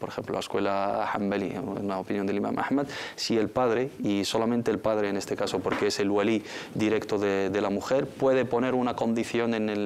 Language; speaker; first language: Spanish; native; Spanish